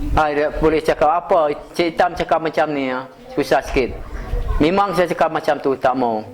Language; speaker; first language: Malay; non-native, local second language; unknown